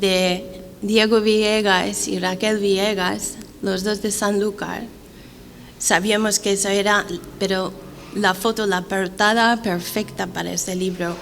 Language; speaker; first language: Spanish; non-native, fluent; English